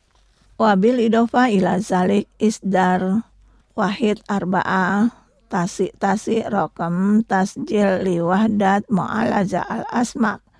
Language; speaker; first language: Arabic; non-native, fluent; Indonesian